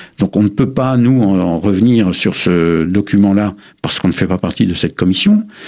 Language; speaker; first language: French; native; French